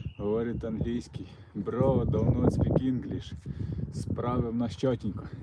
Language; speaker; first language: Ukrainian; non-native, local second language; Russian